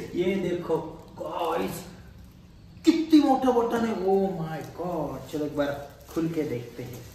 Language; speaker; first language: Hindi; non-native, local second language; Marathi